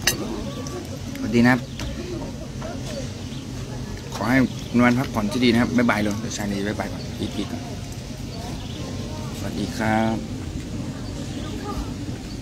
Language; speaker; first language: Thai; native; Thai